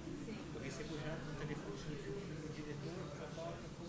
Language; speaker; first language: Portuguese; native; Portuguese